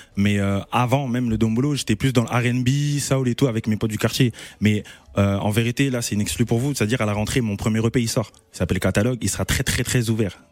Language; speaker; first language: French; native; French